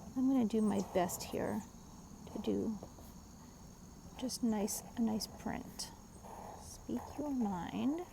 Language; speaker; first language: English; native; English